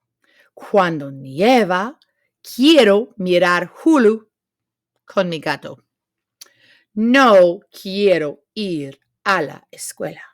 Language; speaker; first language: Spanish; non-native, fluent; English